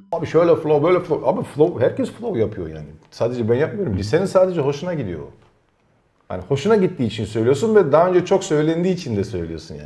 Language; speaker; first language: Turkish; early bilingual, heritage; Turkish